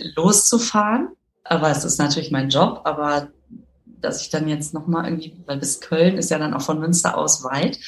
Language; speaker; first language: German; native; German